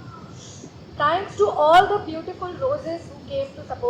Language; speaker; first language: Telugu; non-native, local second language; Hindi